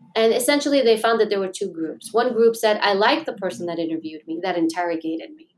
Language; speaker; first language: English; native; English